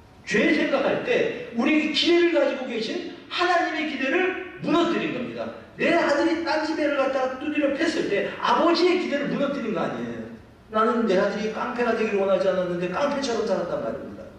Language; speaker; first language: Korean; native; Korean